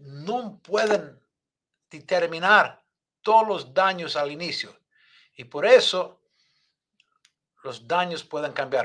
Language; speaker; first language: Spanish; non-native, learner; English